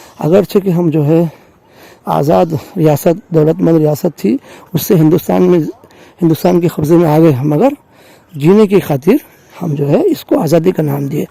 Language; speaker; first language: Urdu; native; Urdu